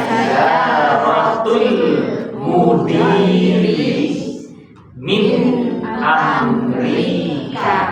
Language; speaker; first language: Arabic; non-native, fluent; Indonesian